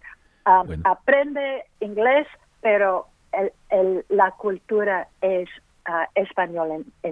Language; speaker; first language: Spanish; early bilingual, heritage; English